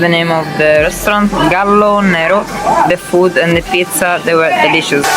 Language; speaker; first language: English; non-native, fluent; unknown